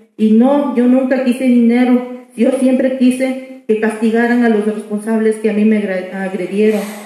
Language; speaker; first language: Spanish; non-native, fluent; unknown